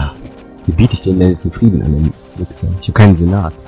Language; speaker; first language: German; native; German